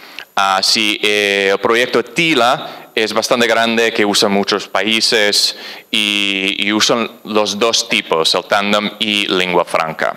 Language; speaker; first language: Spanish; non-native, fluent; English